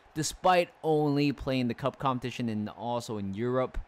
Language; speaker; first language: English; native; English